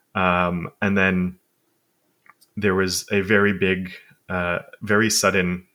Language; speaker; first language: English; native; English